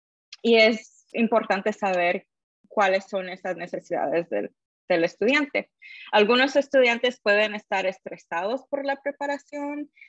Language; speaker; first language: Spanish; early bilingual, heritage; Spanish